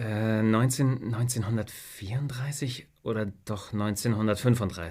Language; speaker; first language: German; native; German